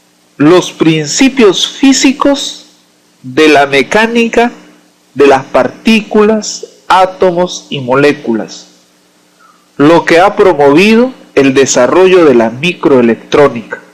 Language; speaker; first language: Spanish; native; Spanish